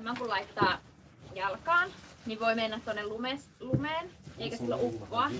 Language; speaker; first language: Finnish; native; Finnish